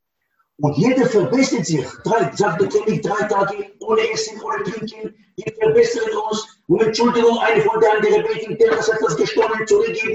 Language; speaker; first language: German; non-native, learner; Hebrew